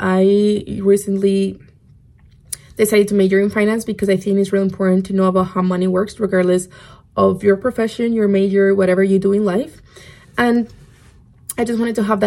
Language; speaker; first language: English; non-native, fluent; Spanish